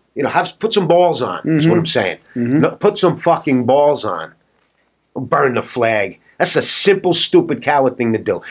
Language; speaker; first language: English; native; English